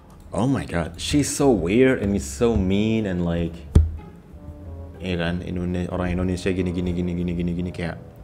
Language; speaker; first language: English; non-native, fluent; Indonesian